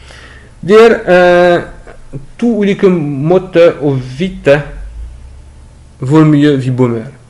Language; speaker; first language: Norwegian; non-native, learner; French